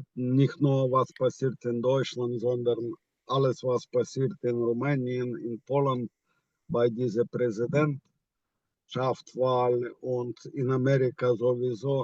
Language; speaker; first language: German; non-native, fluent; Ukrainian